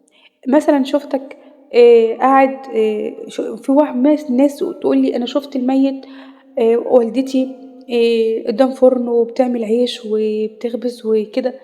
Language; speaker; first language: Arabic; native; Arabic